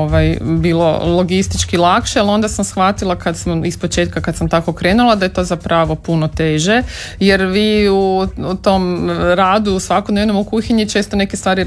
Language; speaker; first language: Serbian; native; Serbian